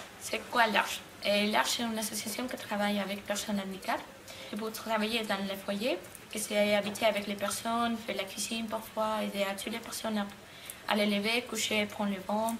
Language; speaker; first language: French; non-native, learner; Spanish